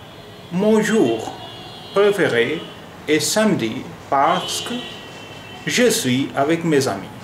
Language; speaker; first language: French; non-native, fluent; Urdu